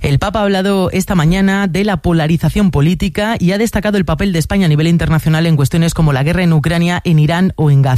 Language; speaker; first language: Spanish; native; Spanish